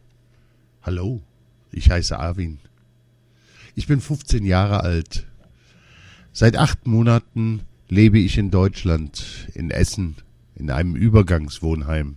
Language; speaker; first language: German; non-native, learner; Kurdish